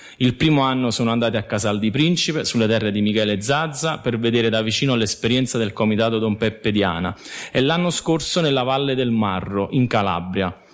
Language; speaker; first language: Italian; native; Italian